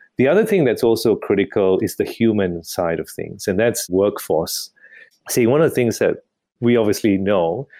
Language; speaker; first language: English; non-native, local second language; Tamil